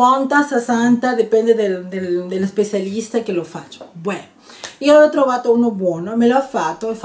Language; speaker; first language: Italian; non-native, learner; Spanish